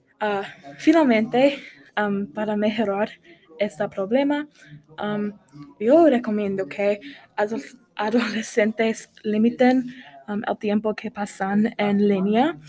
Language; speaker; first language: Spanish; non-native, learner; English